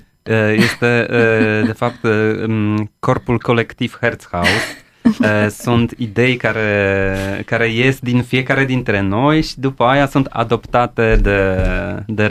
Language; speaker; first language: Romanian; non-native, fluent; Polish